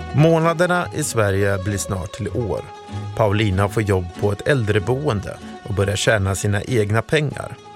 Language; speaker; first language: Swedish; native; Swedish